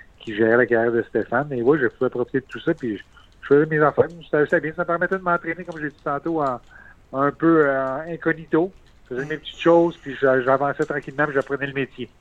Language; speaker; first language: French; native; French